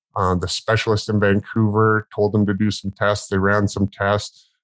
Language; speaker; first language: English; native; English